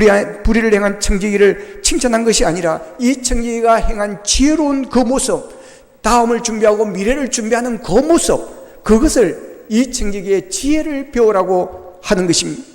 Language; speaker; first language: Korean; native; Korean